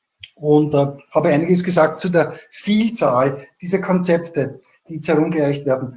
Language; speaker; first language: German; native; German